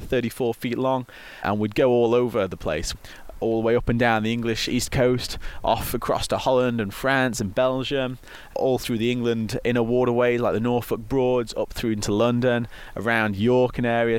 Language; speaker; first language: English; native; English